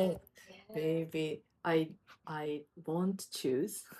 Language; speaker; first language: English; non-native, learner; Japanese